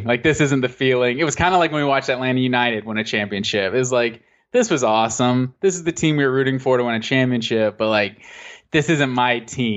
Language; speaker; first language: English; native; English